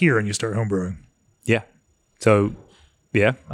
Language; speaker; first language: English; native; English